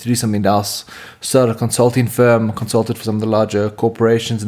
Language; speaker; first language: English; native; English